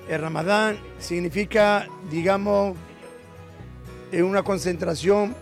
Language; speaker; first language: Spanish; native; Spanish